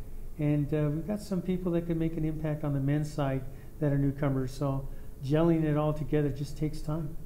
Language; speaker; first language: English; native; English